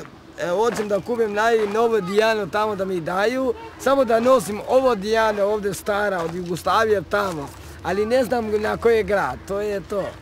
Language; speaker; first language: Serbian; non-native, local second language; Romany